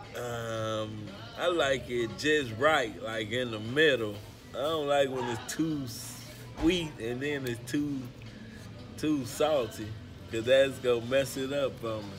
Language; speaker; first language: English; native; English